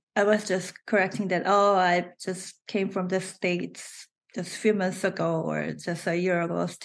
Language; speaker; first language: English; non-native, fluent; Korean